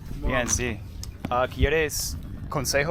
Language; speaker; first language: Spanish; non-native, learner; English